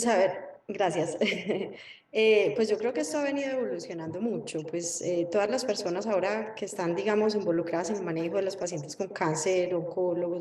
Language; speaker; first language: Spanish; native; Spanish